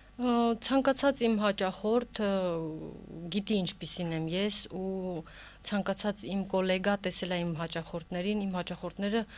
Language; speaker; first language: Armenian; early bilingual, heritage; Armenian